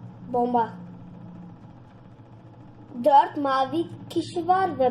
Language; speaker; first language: Turkish; early bilingual, heritage; Turkish